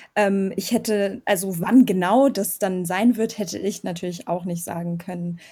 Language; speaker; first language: German; early bilingual, other home language; Armenian